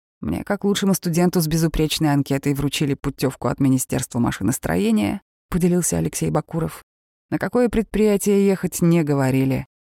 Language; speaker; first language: Russian; native; Russian